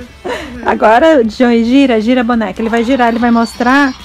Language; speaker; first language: Portuguese; native; Portuguese